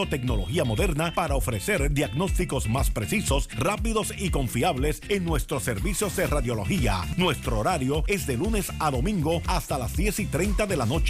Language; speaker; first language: Spanish; native; Spanish